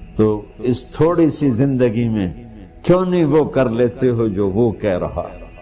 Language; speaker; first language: Urdu; non-native, local second language; Punjabi